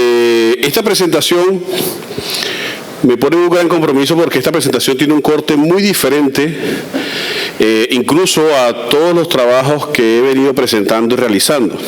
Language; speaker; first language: Spanish; native; Spanish